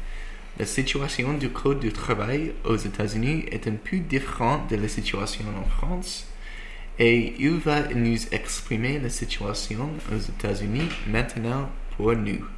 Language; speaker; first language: French; non-native, learner; English